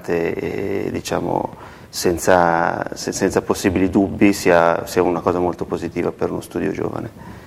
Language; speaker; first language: Italian; native; Italian